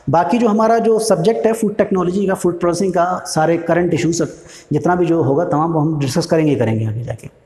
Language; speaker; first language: Hindi; native; Hindi